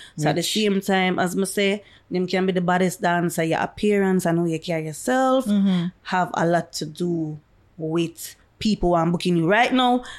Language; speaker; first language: English; non-native, local second language; Jamaican Creole English